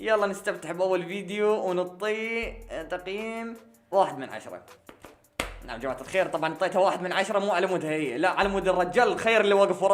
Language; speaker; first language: Arabic; native; Arabic